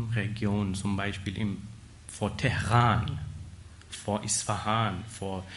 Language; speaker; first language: German; non-native, learner; Persian